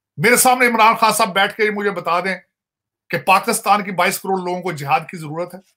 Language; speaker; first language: Urdu; non-native, local second language; Punjabi